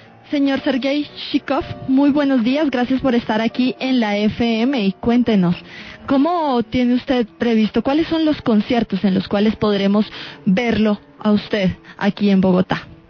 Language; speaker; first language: Spanish; native; Spanish